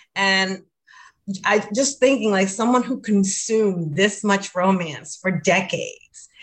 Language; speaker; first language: English; non-native, fluent; Spanish